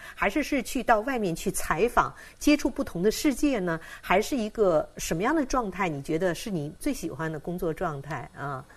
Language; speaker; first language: Chinese; native; Chinese